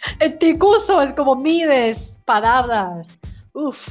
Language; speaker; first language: Spanish; non-native, learner; Chinese